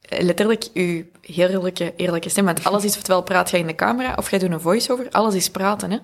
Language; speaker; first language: Dutch; native; Dutch